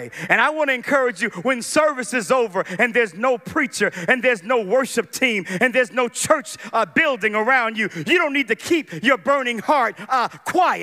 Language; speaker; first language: English; native; English